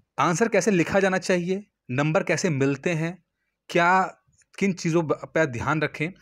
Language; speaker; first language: Hindi; native; Hindi